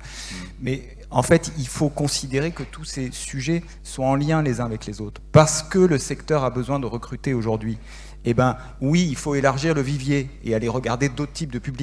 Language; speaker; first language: French; native; French